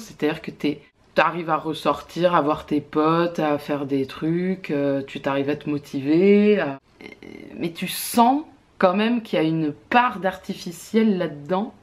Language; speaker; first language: French; native; French